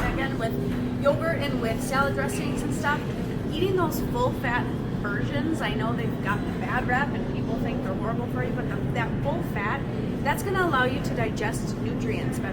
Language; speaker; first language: English; native; English